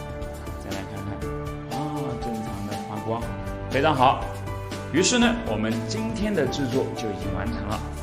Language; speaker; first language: Chinese; native; Chinese